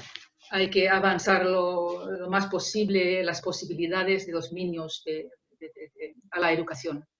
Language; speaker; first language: Spanish; non-native, fluent; Finnish